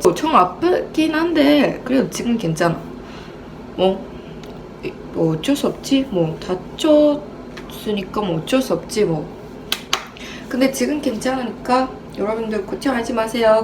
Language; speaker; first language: Korean; non-native, fluent; Japanese